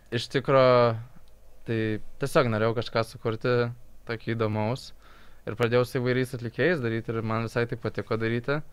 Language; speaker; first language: Lithuanian; native; Lithuanian